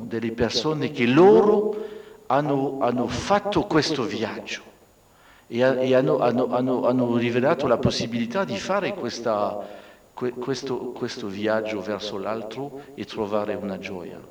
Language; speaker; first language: Italian; non-native, fluent; French